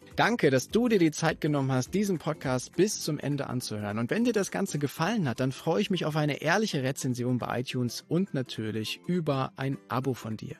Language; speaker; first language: German; native; German